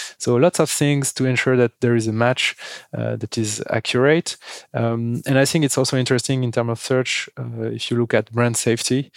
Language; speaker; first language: English; non-native, fluent; French